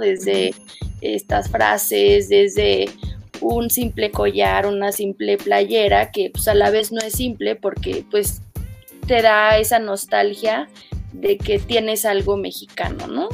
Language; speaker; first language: Spanish; native; Spanish